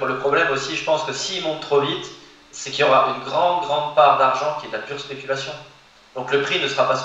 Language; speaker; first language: French; native; French